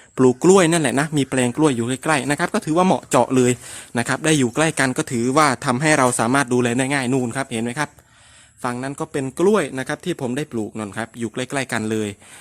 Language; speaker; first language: Thai; non-native, local second language; Northern Khmer